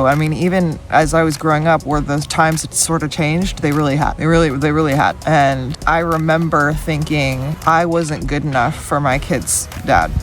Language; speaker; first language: English; native; English